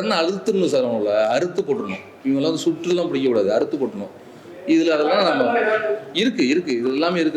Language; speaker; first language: Tamil; native; Tamil